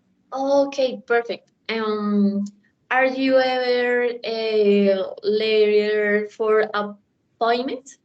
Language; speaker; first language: English; non-native, learner; Spanish